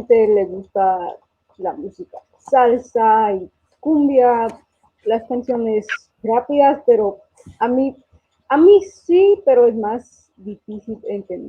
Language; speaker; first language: Spanish; non-native, fluent; English